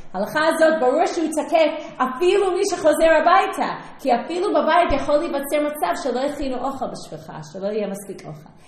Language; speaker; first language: Hebrew; non-native, fluent; English